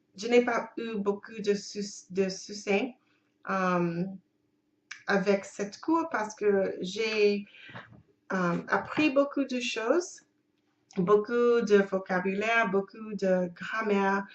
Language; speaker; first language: French; non-native, learner; English